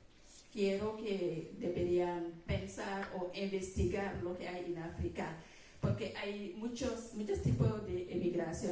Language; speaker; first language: Spanish; non-native, local second language; Wolof